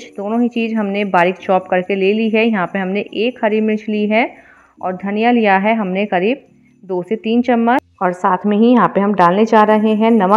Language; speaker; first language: Hindi; native; Hindi